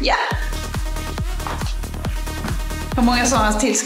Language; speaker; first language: Swedish; native; Swedish